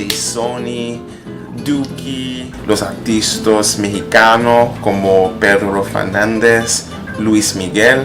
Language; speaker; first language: Spanish; non-native, learner; French